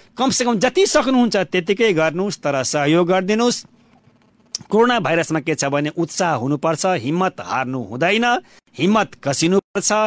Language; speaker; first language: Nepali; non-native, local second language; Bhojpuri